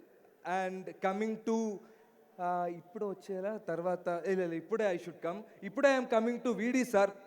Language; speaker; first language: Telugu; non-native, learner; Malayalam